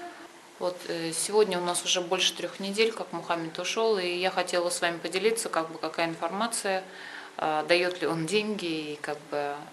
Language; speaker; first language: Russian; native; Russian